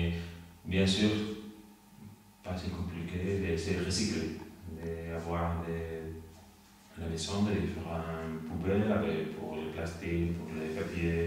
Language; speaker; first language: French; non-native, learner; Spanish